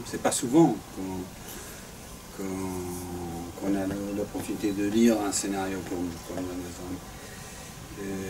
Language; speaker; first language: French; non-native, fluent; English